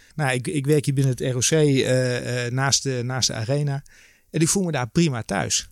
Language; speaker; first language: Dutch; native; Dutch